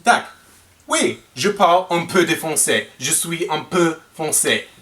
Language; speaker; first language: French; non-native, learner; English